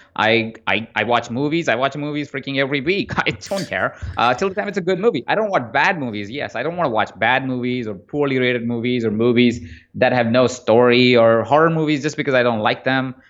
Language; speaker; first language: English; non-native, local second language; Hindi